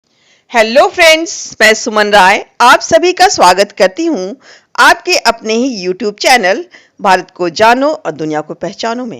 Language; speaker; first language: Hindi; native; Hindi